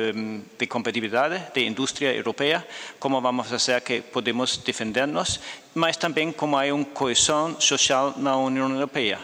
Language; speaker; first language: Portuguese; non-native, fluent; Danish